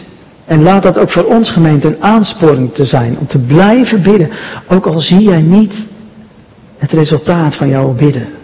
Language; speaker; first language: Dutch; native; Dutch